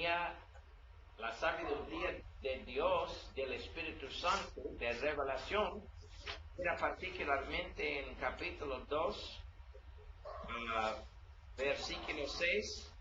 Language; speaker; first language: Spanish; non-native, learner; English